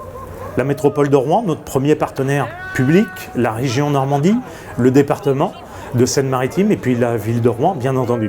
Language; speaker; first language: French; native; French